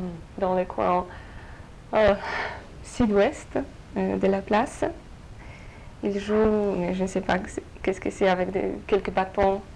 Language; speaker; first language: French; non-native, fluent; Polish